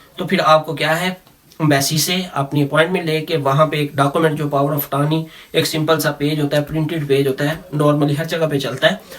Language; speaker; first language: Urdu; non-native, local second language; Punjabi